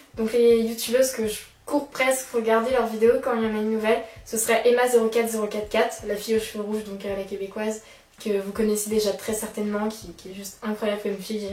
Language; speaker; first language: French; native; French